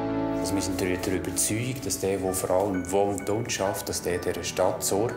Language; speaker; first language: German; native; German